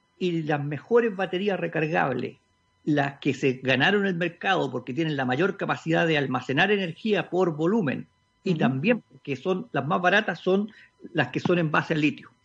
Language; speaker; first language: Spanish; native; Spanish